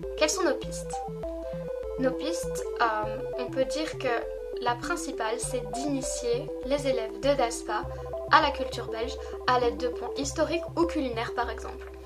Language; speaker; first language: French; native; French